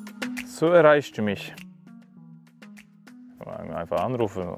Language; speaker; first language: German; non-native, fluent; Norwegian